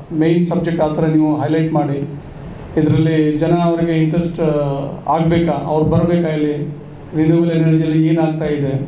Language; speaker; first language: Kannada; non-native, local second language; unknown